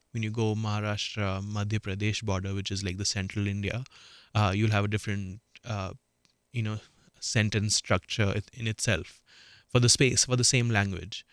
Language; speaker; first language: English; non-native, local second language; Marathi